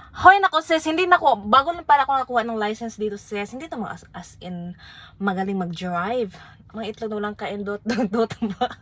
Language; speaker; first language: Filipino; non-native, local second language; Waray